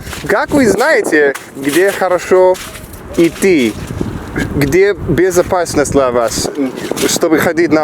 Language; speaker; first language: Russian; non-native, learner; English